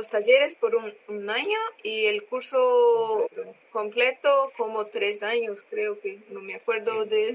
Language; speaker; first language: Spanish; non-native, learner; Portuguese